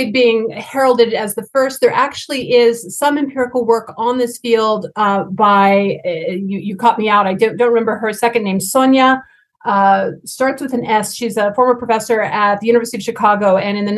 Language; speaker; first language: English; native; English